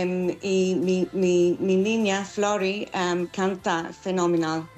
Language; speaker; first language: Spanish; non-native, fluent; English